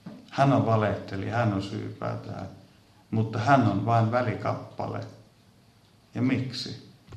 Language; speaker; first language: Finnish; native; Finnish